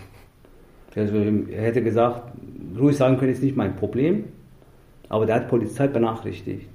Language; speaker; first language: German; non-native, fluent; Persian